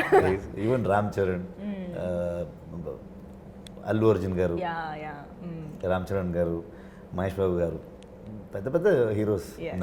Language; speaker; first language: Telugu; non-native, learner; Kannada